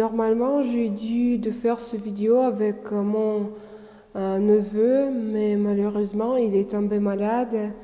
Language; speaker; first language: French; non-native, fluent; Russian